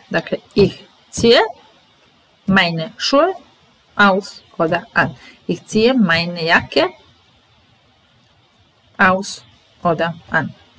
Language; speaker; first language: German; non-native, fluent; Serbian